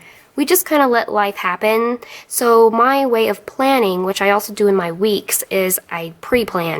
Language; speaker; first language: English; native; English